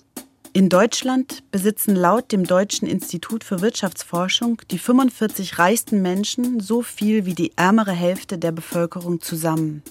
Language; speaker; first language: German; native; German